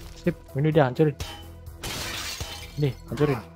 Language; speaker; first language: Indonesian; native; Indonesian